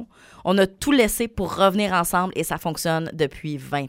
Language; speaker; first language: French; native; French